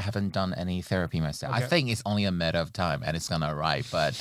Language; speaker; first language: English; non-native, fluent; Chinese